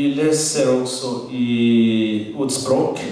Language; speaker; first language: Swedish; non-native, learner; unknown